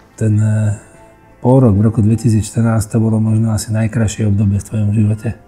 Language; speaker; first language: Slovak; non-native, local second language; Hungarian